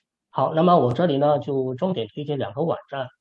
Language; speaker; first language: Chinese; native; Chinese